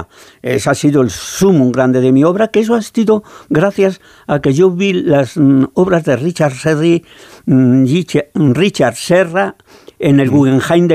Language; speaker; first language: Spanish; native; Spanish